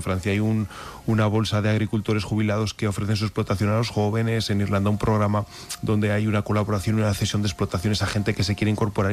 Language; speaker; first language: Spanish; native; Spanish